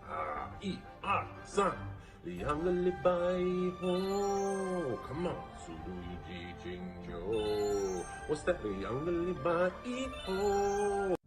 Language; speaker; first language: Chinese; non-native, learner; English